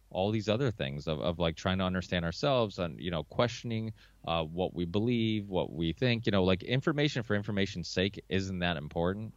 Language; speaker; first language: English; early bilingual, other home language; Portuguese